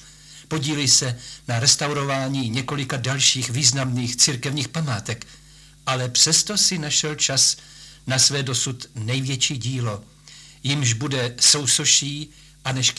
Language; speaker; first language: Czech; native; Czech